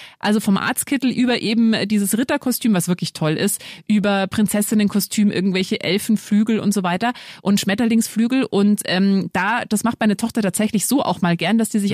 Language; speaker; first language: German; native; German